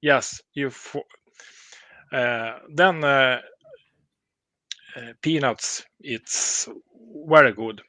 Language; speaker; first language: English; non-native, learner; Swedish